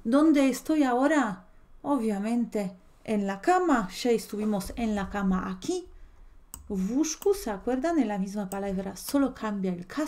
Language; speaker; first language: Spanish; non-native, fluent; Polish